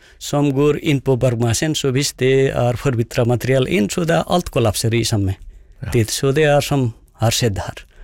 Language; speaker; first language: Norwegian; non-native, fluent; Nepali